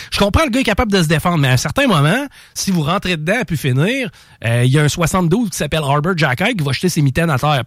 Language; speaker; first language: French; non-native, local second language; English